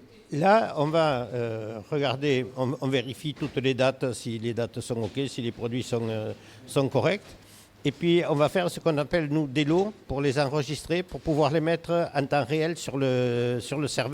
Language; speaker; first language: French; native; French